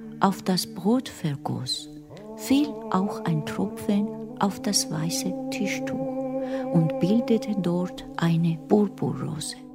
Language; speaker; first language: German; non-native, fluent; Georgian